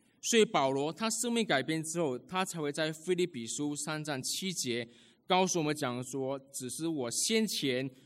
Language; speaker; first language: Chinese; early bilingual, heritage; Chinese